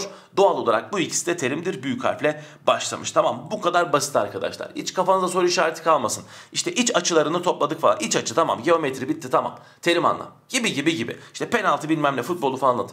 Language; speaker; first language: Turkish; native; Turkish